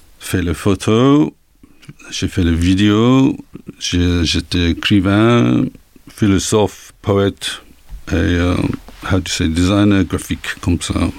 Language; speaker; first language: French; non-native, learner; English